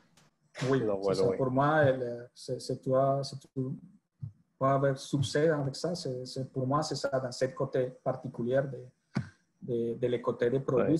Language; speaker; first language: French; non-native, fluent; Spanish